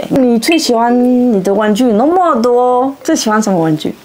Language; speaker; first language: Chinese; non-native, fluent; French